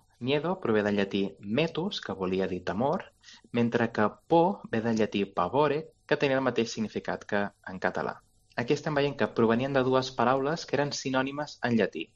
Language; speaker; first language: Catalan; native; Catalan